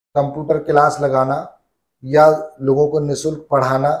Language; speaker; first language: Hindi; native; Hindi